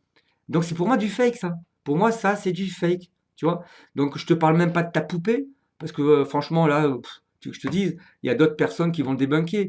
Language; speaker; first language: French; native; French